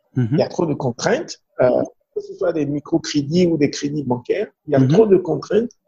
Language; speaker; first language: French; non-native, local second language; Fon